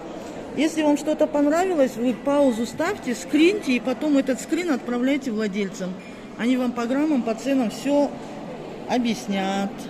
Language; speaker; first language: Russian; non-native, local second language; Kazakh